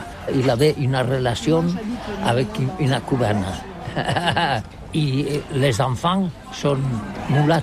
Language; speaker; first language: French; non-native, learner; Catalan